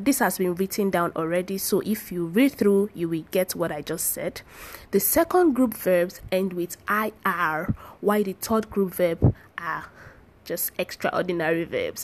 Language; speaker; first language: English; non-native, local second language; Yoruba